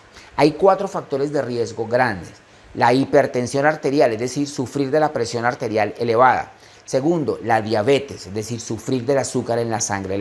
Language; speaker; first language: Spanish; native; Spanish